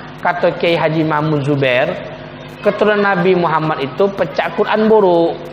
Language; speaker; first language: Malay; native; Malay